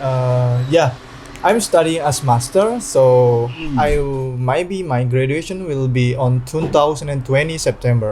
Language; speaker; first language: English; non-native, learner; Indonesian